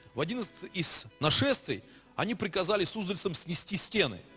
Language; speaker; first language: Russian; native; Russian